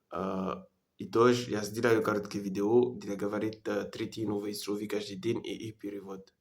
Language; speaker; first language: Russian; non-native, learner; French